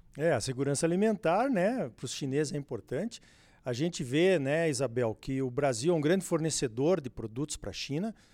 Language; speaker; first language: Portuguese; native; Portuguese